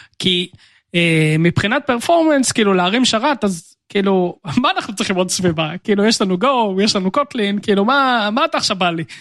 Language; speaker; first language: Hebrew; native; Hebrew